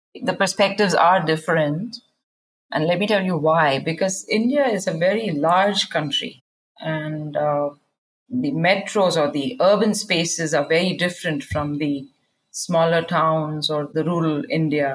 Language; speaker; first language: English; non-native, local second language; Kannada